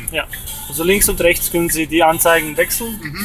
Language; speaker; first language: German; native; German